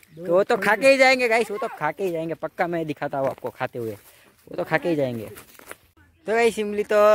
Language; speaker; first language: Hindi; non-native, local second language; Gujarati